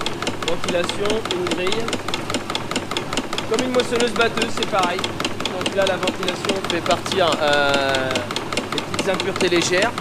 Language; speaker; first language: French; native; French